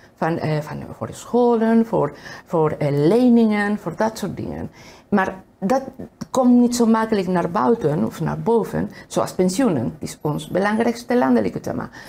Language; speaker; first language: Dutch; non-native, fluent; Spanish